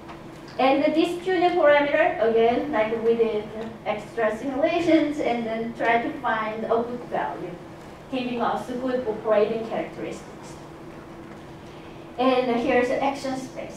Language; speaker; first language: English; non-native, fluent; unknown